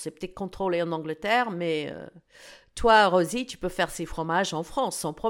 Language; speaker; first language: French; non-native, fluent; English